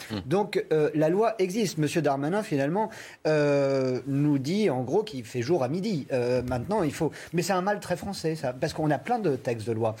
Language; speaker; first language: French; native; French